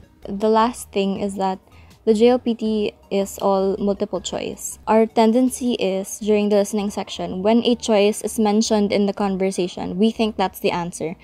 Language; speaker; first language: English; non-native, local second language; Filipino